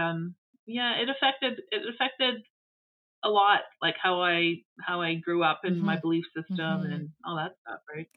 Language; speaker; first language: English; native; English